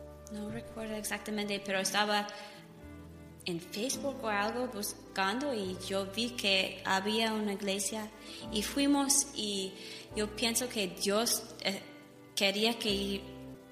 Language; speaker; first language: Spanish; non-native, learner; English